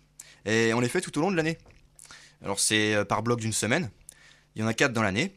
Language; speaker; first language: French; native; French